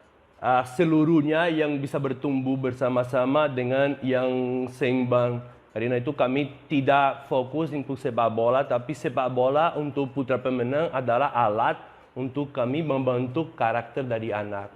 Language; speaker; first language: Indonesian; non-native, fluent; Portuguese